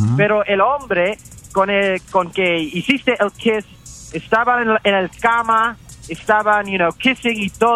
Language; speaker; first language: Spanish; early bilingual, heritage; English